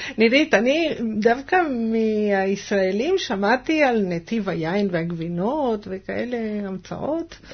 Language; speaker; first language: Hebrew; non-native, fluent; Spanish